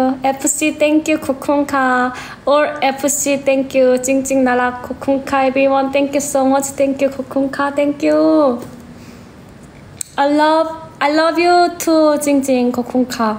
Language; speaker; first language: English; non-native, learner; Korean